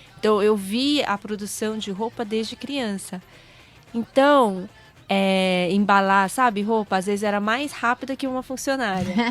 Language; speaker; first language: Portuguese; early bilingual, other home language; Korean